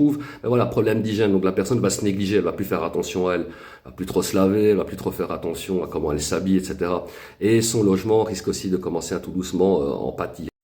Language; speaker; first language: French; native; French